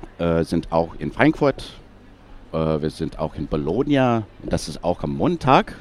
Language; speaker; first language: German; non-native, fluent; English